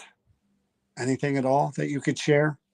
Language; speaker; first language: English; native; English